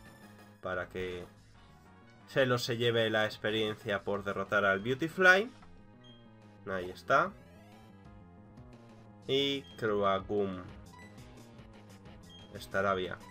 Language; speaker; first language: Spanish; native; Spanish